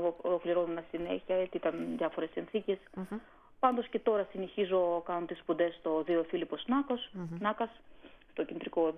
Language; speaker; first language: Greek; non-native, fluent; Armenian